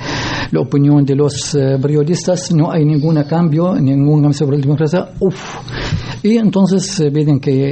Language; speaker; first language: Spanish; non-native, learner; Arabic